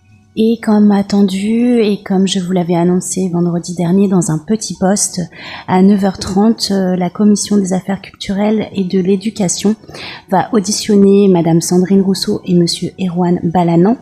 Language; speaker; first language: French; native; French